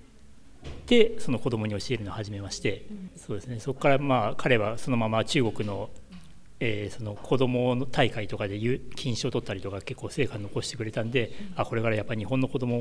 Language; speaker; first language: Japanese; native; Japanese